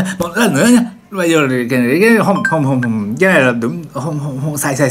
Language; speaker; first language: Vietnamese; non-native, learner; Japanese